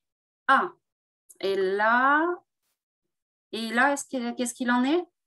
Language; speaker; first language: French; native; French